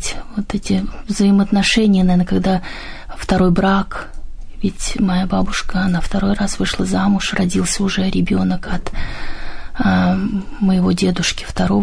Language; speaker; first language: Russian; native; Russian